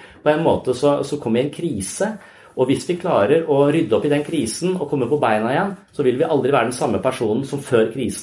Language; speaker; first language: Norwegian; native; Norwegian